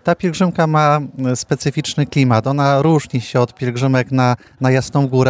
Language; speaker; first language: Polish; native; Polish